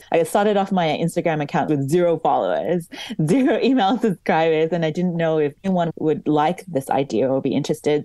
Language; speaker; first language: English; native; English